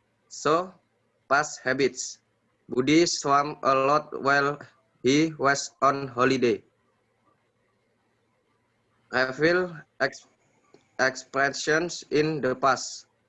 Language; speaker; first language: English; non-native, learner; Indonesian